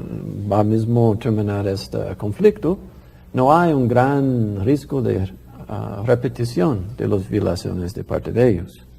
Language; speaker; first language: Spanish; non-native, fluent; English